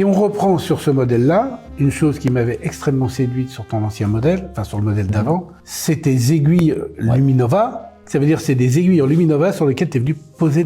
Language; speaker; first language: French; native; French